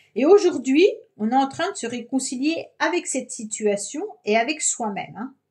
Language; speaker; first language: French; native; French